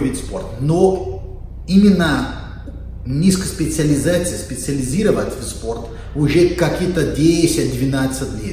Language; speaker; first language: Russian; non-native, learner; Portuguese